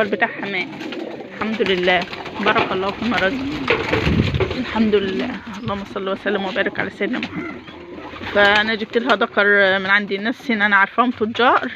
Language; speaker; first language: Arabic; native; Arabic